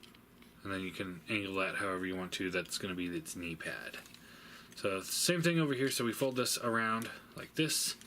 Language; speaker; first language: English; native; English